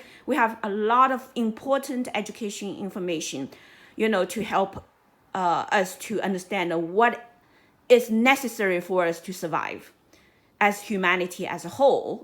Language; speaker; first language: English; non-native, fluent; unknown